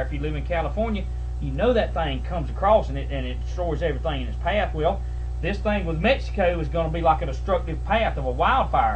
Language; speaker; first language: English; native; English